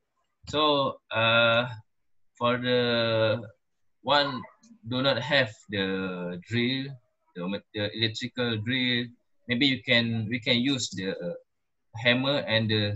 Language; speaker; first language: English; non-native, local second language; Malay